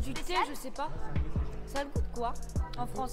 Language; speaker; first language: French; native; French